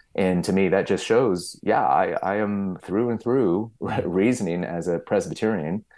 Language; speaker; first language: English; native; English